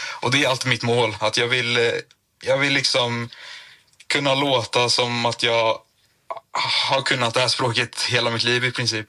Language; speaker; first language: Swedish; native; Swedish